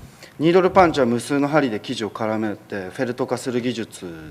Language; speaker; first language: Japanese; native; Japanese